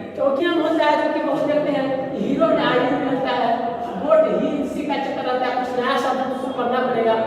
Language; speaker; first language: Hindi; native; Hindi